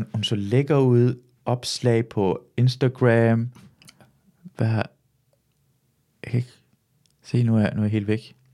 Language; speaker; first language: Danish; early bilingual, other home language; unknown